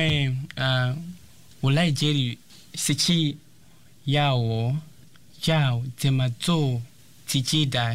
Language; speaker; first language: Chinese; non-native, learner; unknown